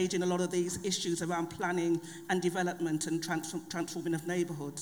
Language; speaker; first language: English; native; English